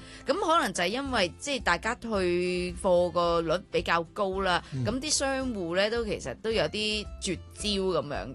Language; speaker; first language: Cantonese; native; Cantonese